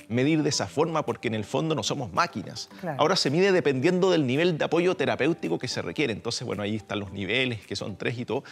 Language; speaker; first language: Spanish; native; Spanish